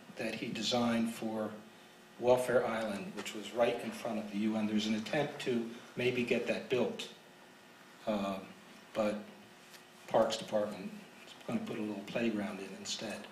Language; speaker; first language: English; native; English